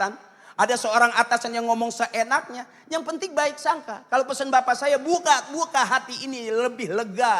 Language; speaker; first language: Malay; native; Malay